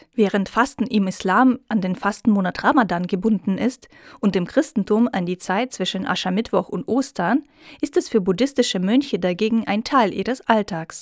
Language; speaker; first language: German; native; German